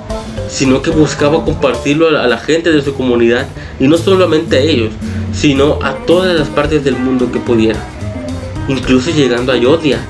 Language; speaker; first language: Spanish; native; Spanish